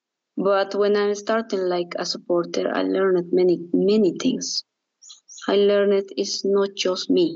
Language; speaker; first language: English; non-native, learner; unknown